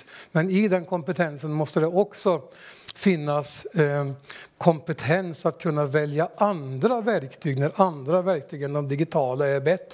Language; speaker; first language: Swedish; native; Swedish